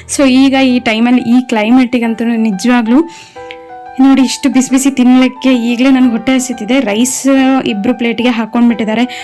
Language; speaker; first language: Kannada; non-native, local second language; Telugu